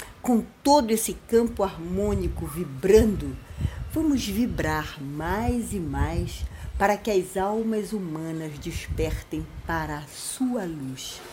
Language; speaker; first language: Portuguese; native; Portuguese